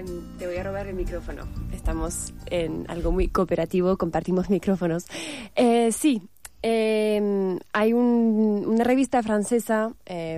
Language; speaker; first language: Spanish; non-native, fluent; French